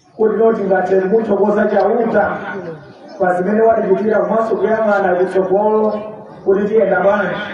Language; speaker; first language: Nyanja; native; Nyanja